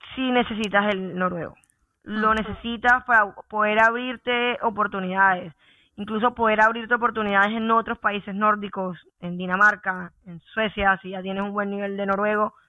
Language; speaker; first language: Spanish; native; Spanish